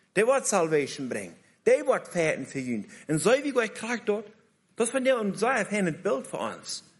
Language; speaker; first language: German; native; German